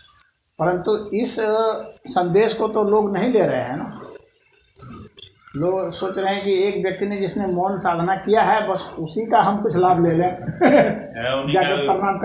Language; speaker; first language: Hindi; native; Hindi